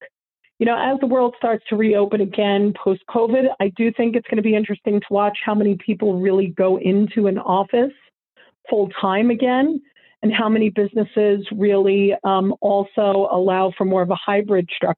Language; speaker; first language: English; native; English